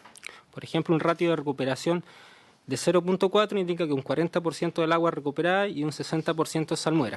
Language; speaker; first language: Spanish; native; Spanish